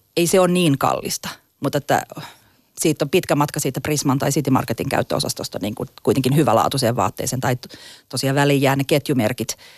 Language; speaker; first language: Finnish; native; Finnish